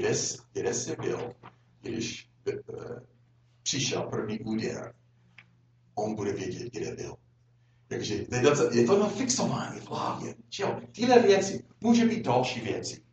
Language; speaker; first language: Czech; non-native, fluent; English